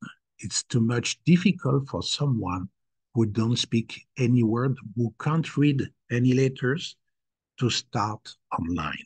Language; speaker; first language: English; non-native, fluent; French